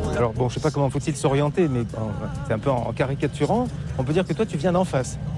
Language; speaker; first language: French; native; French